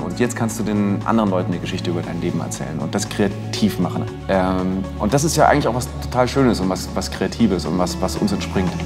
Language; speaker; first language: German; native; German